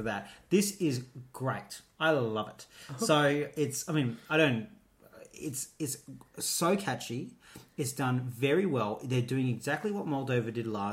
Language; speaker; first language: English; native; English